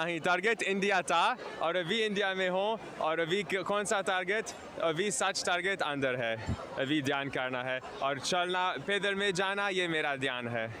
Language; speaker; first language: Hindi; non-native, learner; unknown